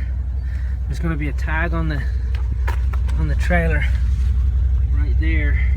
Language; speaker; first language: English; native; English